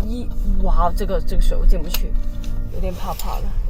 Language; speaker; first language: Chinese; early bilingual, heritage; Chinese